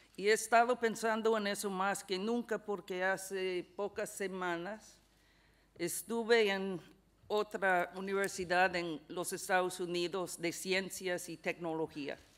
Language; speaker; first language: Spanish; non-native, fluent; English